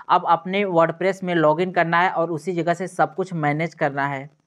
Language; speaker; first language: Hindi; native; Hindi